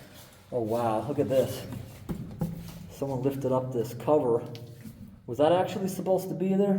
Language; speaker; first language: English; native; English